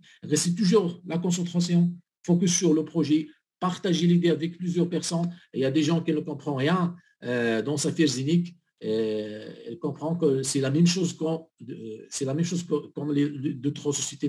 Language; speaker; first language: French; non-native, learner; Arabic